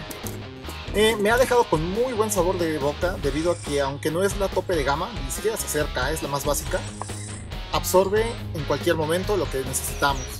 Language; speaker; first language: Spanish; native; Spanish